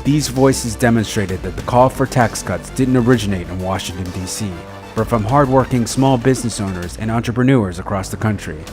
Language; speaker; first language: English; native; English